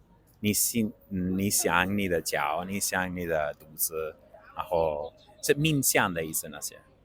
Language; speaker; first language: Chinese; non-native, learner; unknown